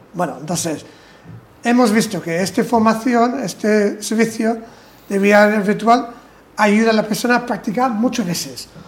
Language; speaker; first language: Spanish; non-native, fluent; English